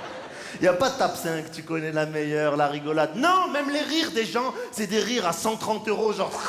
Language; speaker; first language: French; native; French